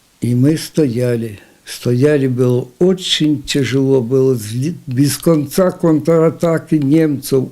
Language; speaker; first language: Russian; non-native, local second language; Ukrainian